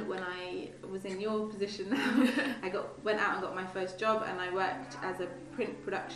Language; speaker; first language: English; native; English